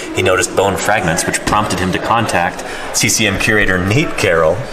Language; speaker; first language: English; native; English